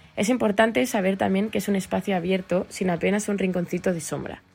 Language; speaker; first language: Spanish; native; Spanish